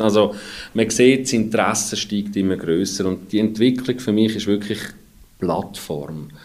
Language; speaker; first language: German; native; German